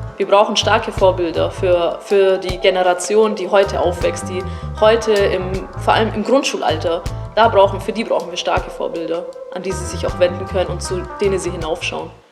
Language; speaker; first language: German; early bilingual, other home language; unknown